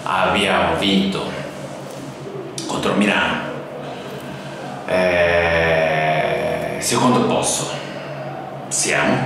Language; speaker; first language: Italian; non-native, fluent; Japanese